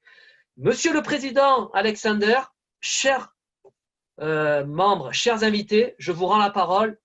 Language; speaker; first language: French; native; French